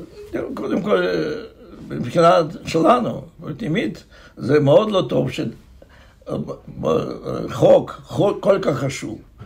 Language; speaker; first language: Hebrew; non-native, fluent; Russian